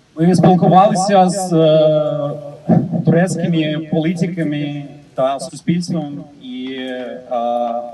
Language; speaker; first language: Ukrainian; non-native, learner; Russian